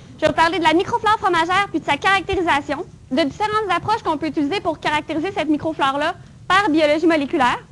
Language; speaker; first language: French; native; French